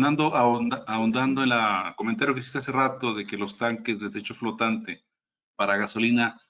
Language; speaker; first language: Spanish; native; Spanish